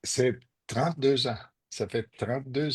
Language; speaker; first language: French; non-native, learner; English